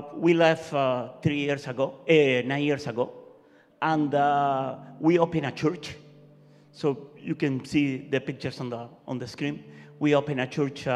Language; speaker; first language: English; non-native, learner; Spanish